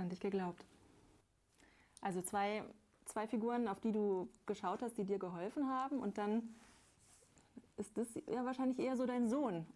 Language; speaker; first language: German; native; German